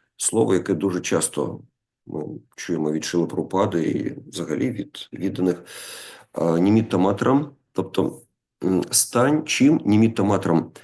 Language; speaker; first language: Ukrainian; non-native, local second language; Russian